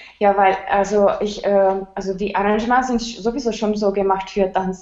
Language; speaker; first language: German; non-native, fluent; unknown